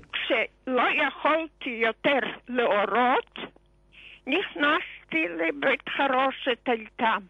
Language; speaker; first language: Hebrew; non-native, fluent; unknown